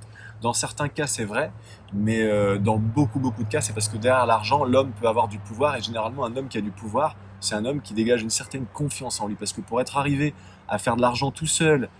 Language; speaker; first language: French; native; French